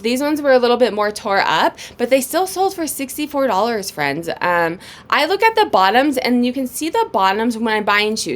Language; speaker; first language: English; native; English